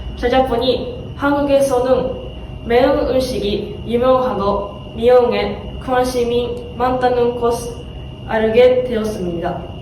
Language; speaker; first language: Korean; non-native, learner; Japanese